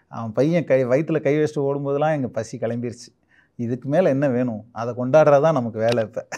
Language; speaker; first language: Tamil; native; Tamil